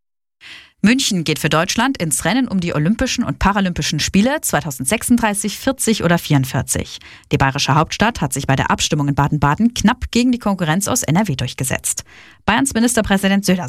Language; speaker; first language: German; native; German